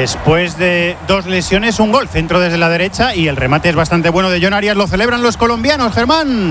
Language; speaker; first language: Spanish; native; Spanish